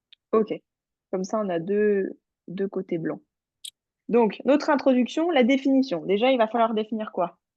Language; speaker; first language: French; native; French